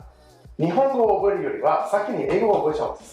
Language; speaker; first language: Japanese; non-native, fluent; English